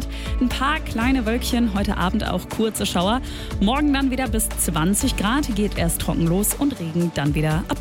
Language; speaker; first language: German; native; German